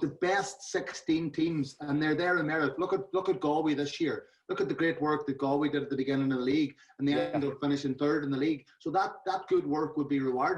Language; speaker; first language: English; native; English